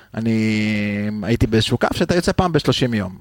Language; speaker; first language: Hebrew; early bilingual, other home language; Spanish